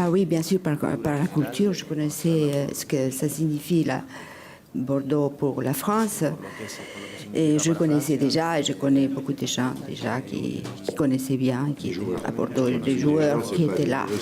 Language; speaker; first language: French; non-native, learner; Spanish